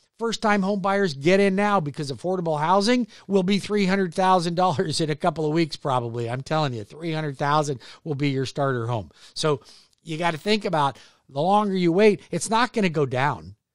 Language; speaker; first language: English; native; English